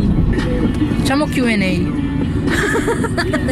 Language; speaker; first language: Italian; early bilingual, other home language; Filipino